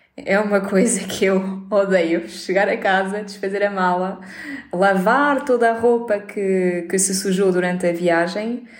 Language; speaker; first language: Portuguese; native; Portuguese